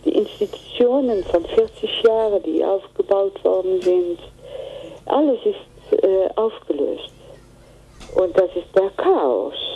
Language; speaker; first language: German; non-native, fluent; Greek